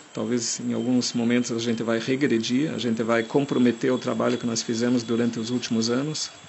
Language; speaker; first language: Portuguese; non-native, fluent; German